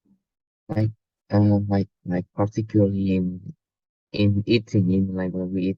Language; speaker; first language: English; non-native, learner; Vietnamese